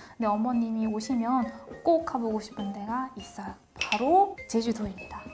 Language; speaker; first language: Korean; non-native, fluent; Uzbek